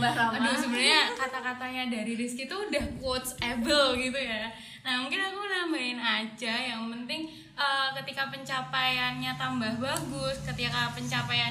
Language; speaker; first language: Indonesian; native; Indonesian